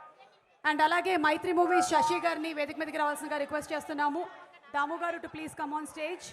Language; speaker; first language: Telugu; native; Telugu